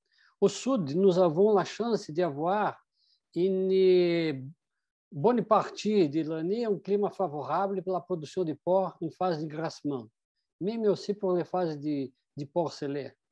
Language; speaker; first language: French; non-native, fluent; Portuguese